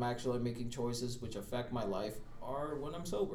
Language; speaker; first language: English; non-native, local second language; Marathi